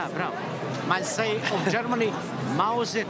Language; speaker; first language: English; non-native, learner; Serbian